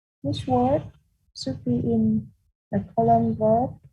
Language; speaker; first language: English; non-native, fluent; Vietnamese